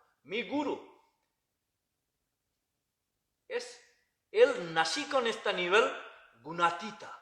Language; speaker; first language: Spanish; non-native, learner; Bangla